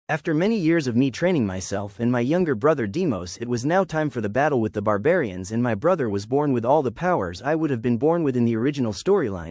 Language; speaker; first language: English; native; English